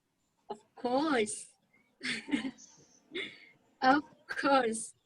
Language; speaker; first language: English; non-native, learner; Indonesian